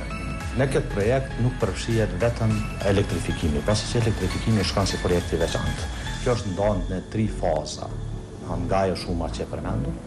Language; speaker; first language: Albanian; native; Albanian